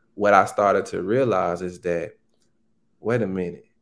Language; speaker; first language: English; native; English